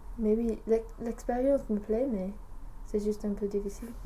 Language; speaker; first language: French; non-native, learner; English